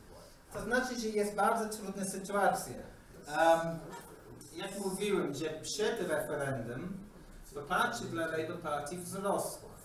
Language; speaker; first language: Polish; non-native, learner; English